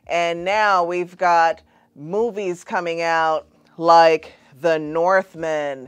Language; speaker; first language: English; native; English